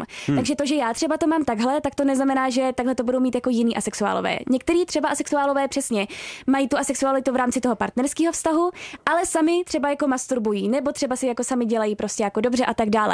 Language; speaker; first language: Czech; native; Czech